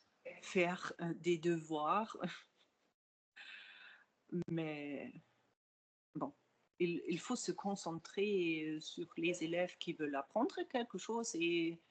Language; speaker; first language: French; non-native, fluent; German